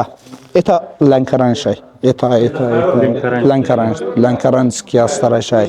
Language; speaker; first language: Russian; non-native, local second language; Azerbaijani